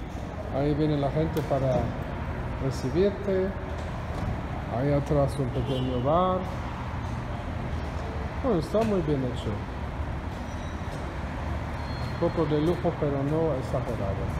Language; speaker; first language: Spanish; non-native, fluent; German